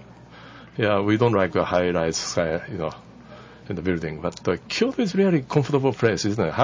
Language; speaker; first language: English; non-native, learner; Japanese